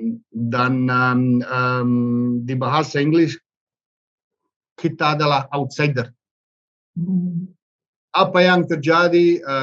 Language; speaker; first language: Indonesian; non-native, learner; Serbian